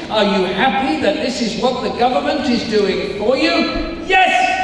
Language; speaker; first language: English; native; English